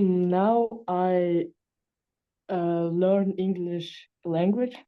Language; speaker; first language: English; non-native, learner; Russian